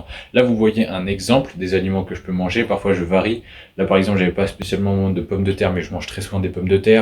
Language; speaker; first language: French; native; French